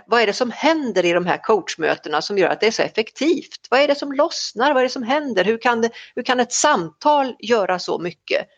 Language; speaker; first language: Swedish; native; Swedish